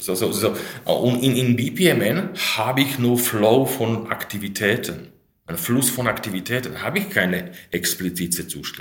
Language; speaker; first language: German; non-native, fluent; Slovak